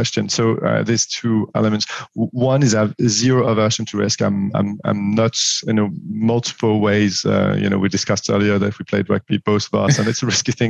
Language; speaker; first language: English; non-native, fluent; French